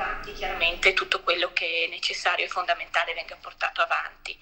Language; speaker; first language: Italian; native; Italian